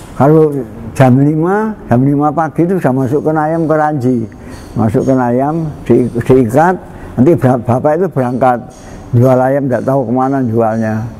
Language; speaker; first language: Indonesian; non-native, local second language; Javanese